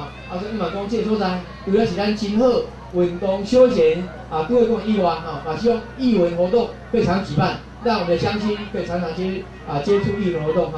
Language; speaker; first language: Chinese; non-native, local second language; Min Nan Chinese